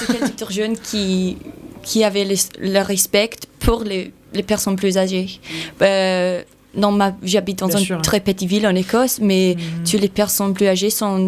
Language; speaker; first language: French; non-native, learner; English